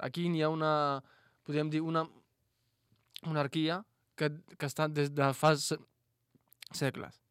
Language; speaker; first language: Catalan; non-native, fluent; Arabic